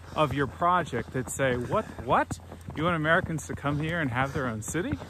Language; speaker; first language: English; native; English